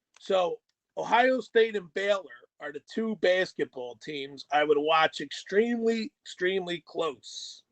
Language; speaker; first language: English; native; English